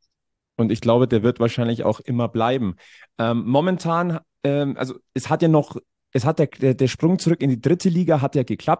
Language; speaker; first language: German; native; German